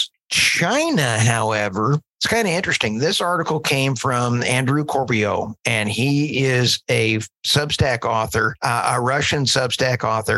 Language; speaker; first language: English; native; English